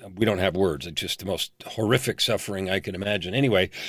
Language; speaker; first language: English; native; English